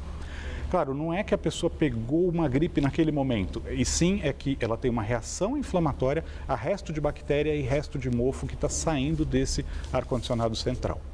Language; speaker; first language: Portuguese; native; Portuguese